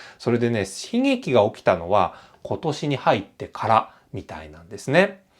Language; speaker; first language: Japanese; native; Japanese